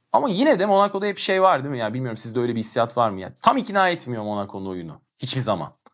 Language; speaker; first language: Turkish; native; Turkish